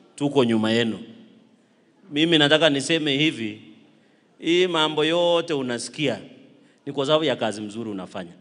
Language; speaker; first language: Swahili; non-native, local second language; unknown